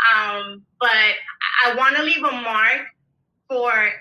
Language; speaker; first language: English; early bilingual, other home language; Spanish